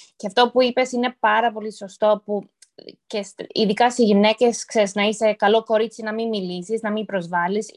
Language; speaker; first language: Greek; early bilingual, heritage; Greek